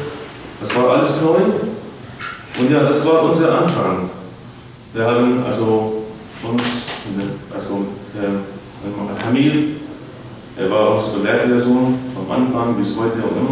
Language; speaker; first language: German; non-native, fluent; Arabic